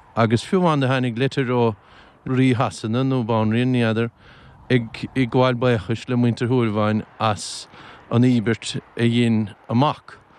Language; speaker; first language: Irish; native; Irish